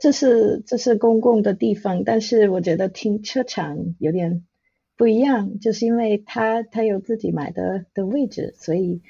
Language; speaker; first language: Chinese; non-native, fluent; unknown